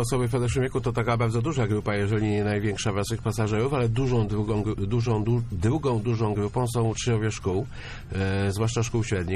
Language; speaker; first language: Polish; native; Polish